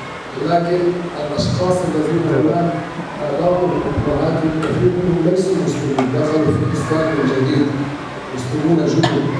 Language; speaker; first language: Arabic; native; Arabic